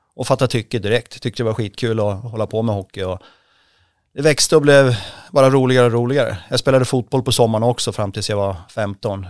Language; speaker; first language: Swedish; native; Swedish